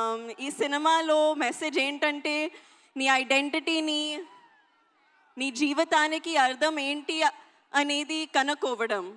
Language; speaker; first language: Telugu; non-native, learner; Hindi